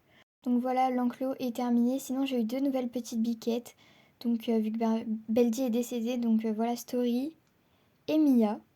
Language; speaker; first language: French; native; French